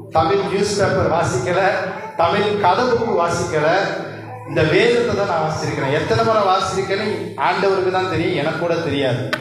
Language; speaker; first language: Tamil; non-native, local second language; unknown